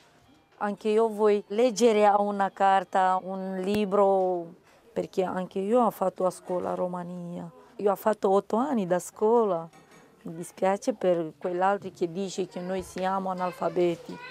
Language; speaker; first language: Italian; non-native, local second language; Romanian